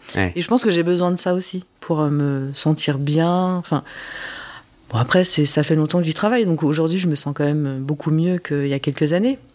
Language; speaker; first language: French; native; French